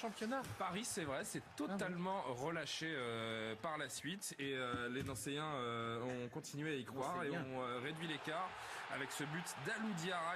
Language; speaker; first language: French; native; French